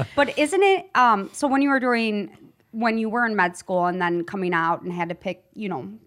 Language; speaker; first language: English; native; English